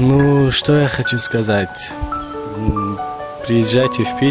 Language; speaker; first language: Russian; non-native, local second language; Tajik